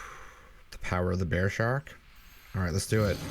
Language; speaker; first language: English; native; English